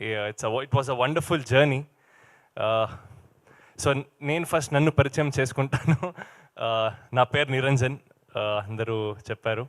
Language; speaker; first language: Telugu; non-native, learner; Kannada